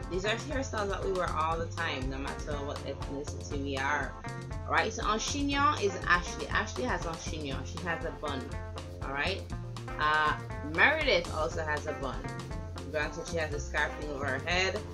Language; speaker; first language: English; native; English